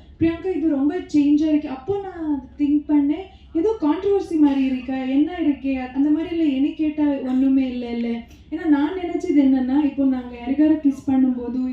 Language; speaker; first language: Tamil; non-native, local second language; Kannada